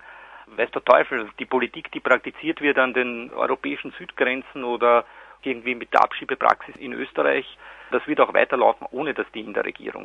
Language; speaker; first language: German; native; German